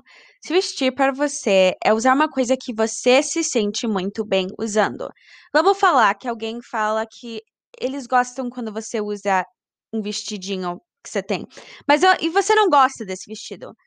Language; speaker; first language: Portuguese; early bilingual, heritage; Portuguese